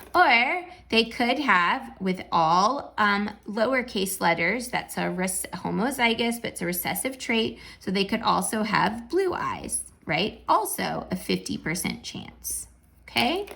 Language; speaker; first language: English; native; English